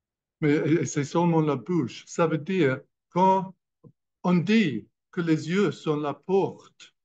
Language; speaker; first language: French; non-native, fluent; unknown